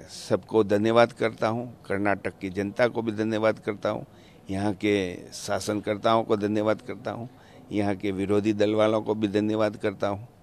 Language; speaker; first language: Hindi; non-native, local second language; Gujarati